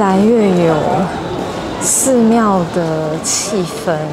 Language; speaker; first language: Chinese; native; Chinese